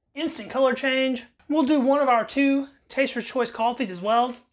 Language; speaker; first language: English; native; English